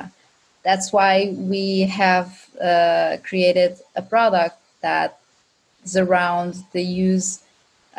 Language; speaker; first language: English; non-native, fluent; Portuguese